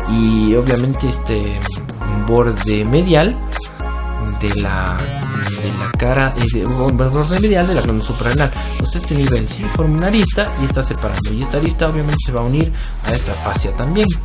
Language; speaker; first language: Spanish; native; Spanish